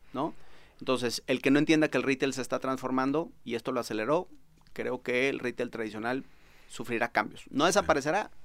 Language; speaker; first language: Spanish; native; Spanish